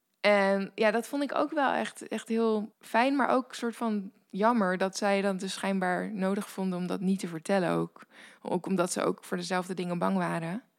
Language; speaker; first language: Dutch; native; Dutch